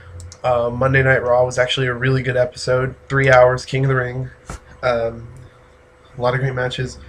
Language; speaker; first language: English; native; English